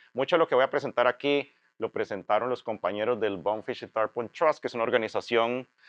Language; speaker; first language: Spanish; native; Spanish